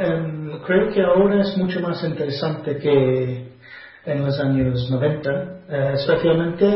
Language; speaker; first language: Spanish; non-native, fluent; English